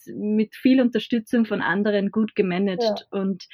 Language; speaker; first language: German; native; German